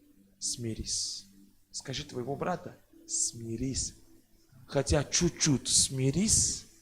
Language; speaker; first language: Russian; non-native, fluent; French